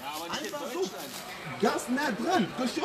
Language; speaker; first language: German; non-native, fluent; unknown